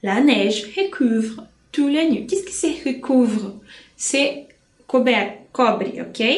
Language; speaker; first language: French; non-native, fluent; Portuguese